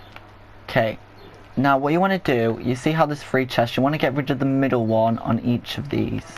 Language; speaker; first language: English; native; English